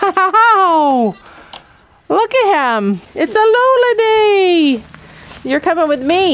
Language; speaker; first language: English; native; English